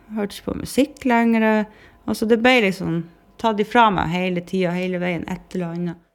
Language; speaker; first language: Norwegian; native; Norwegian